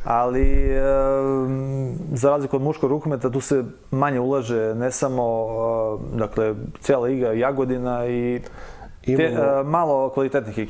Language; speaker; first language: Serbian; native; Serbian